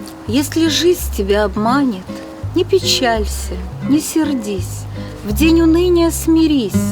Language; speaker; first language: Russian; native; Russian